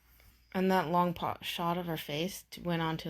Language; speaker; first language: English; native; English